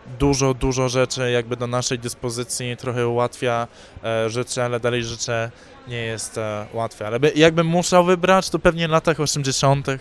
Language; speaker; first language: Polish; early bilingual, heritage; English